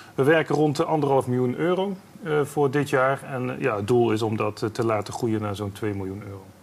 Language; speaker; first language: Dutch; native; Dutch